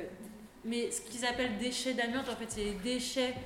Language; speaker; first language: French; native; French